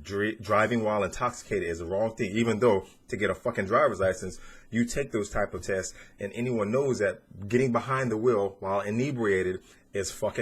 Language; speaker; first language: English; native; English